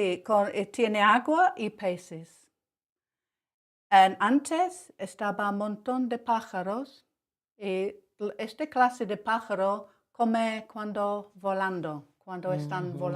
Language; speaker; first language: Spanish; non-native, learner; English